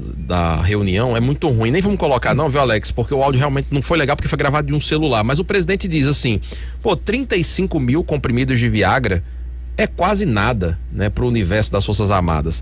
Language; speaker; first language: Portuguese; native; Portuguese